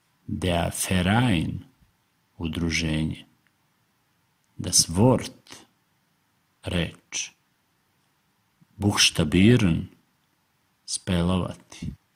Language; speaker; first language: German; non-native, fluent; Serbian